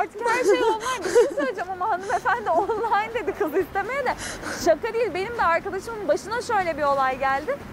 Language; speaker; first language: Turkish; native; Turkish